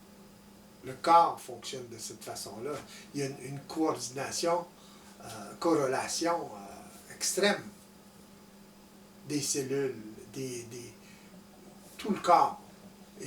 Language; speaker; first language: French; native; French